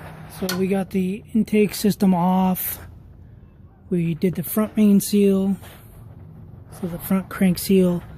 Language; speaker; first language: English; native; English